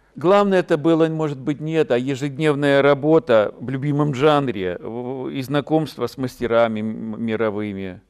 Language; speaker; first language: Russian; native; Russian